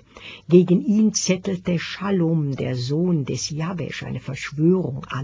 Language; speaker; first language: German; native; German